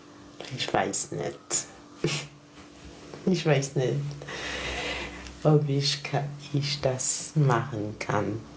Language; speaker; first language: German; non-native, learner; French